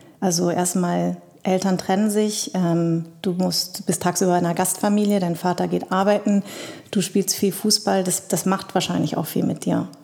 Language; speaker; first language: German; early bilingual, other home language; Vietnamese